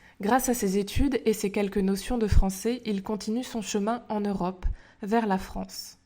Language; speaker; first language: French; native; French